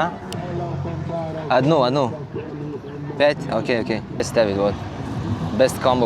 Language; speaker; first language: Russian; non-native, learner; Lithuanian